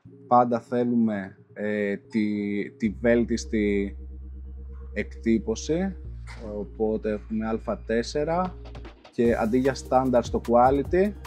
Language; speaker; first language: Greek; native; Greek